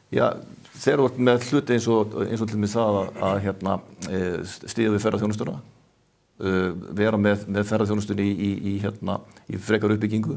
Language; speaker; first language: Icelandic; native; Icelandic